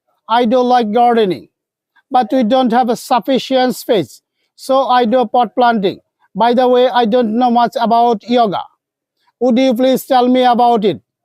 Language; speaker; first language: English; non-native, local second language; Bangla